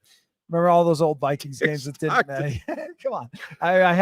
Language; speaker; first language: English; native; English